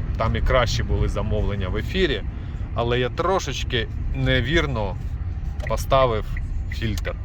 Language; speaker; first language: Ukrainian; non-native, local second language; Russian